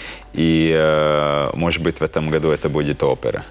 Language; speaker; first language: Russian; non-native, local second language; Latvian